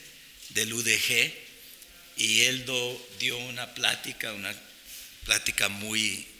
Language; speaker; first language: Spanish; non-native, fluent; English